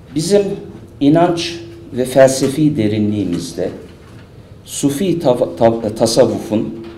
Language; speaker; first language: Turkish; native; Turkish